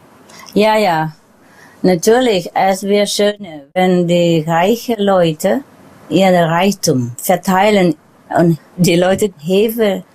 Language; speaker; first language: German; non-native, learner; Vietnamese